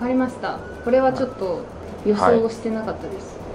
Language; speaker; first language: Japanese; native; Japanese